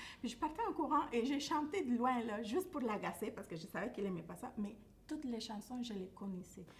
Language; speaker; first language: French; non-native, fluent; Spanish